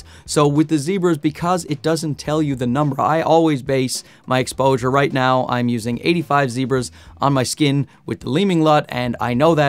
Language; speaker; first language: English; native; English